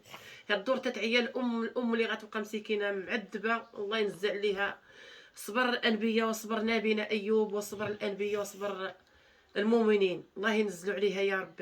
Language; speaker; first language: Arabic; native; Arabic